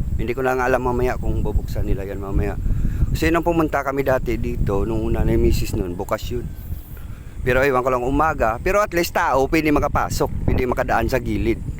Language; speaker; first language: Filipino; non-native, local second language; Cebuano